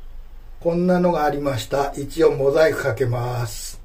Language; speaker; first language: Japanese; native; Japanese